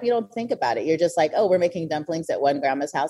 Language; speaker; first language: English; native; English